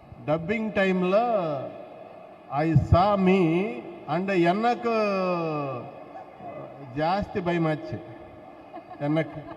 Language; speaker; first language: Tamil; non-native, learner; Telugu